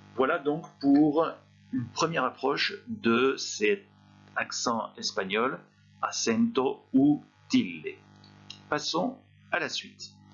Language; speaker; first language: French; native; French